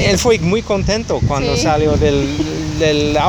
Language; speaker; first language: Spanish; non-native, learner; English